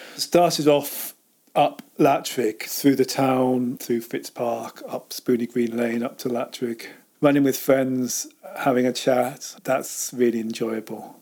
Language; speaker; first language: English; native; English